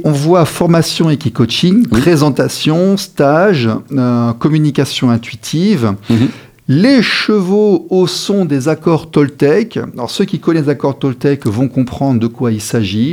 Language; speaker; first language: French; native; French